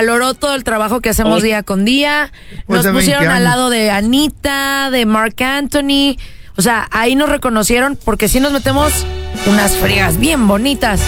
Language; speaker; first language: Spanish; native; Spanish